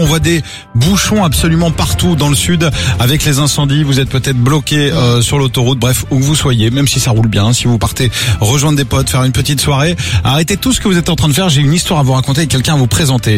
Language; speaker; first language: French; native; French